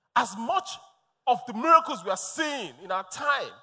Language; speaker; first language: English; non-native, local second language; Yoruba